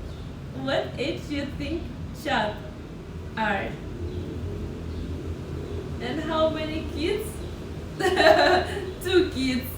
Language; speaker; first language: English; non-native, learner; Russian